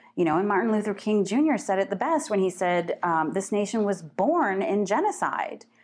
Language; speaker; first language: English; native; English